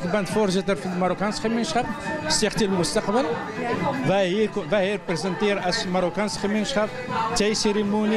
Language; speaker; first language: Dutch; non-native, learner; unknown